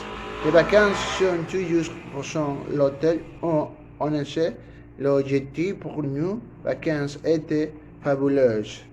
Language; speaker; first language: French; non-native, learner; Spanish